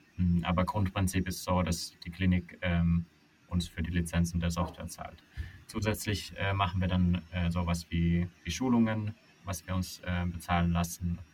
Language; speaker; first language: German; non-native, fluent; Finnish